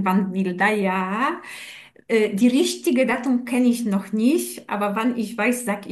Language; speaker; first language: German; non-native, learner; Polish